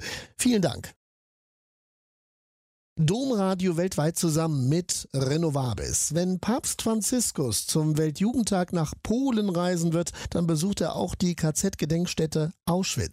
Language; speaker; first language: German; native; German